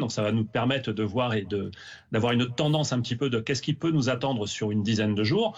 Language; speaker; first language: French; native; French